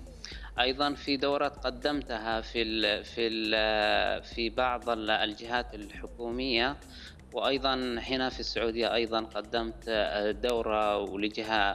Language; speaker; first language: Arabic; native; Arabic